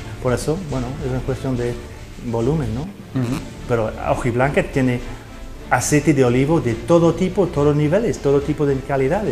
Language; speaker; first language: Spanish; non-native, fluent; English